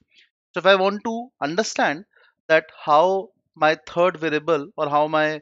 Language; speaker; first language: English; non-native, local second language; Hindi